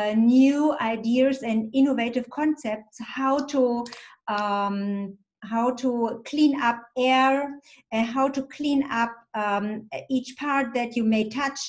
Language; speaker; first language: English; non-native, fluent; German